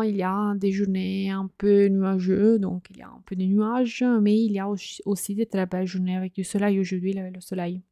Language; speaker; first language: French; non-native, fluent; Italian